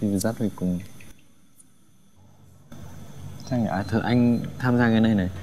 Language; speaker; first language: Vietnamese; native; Vietnamese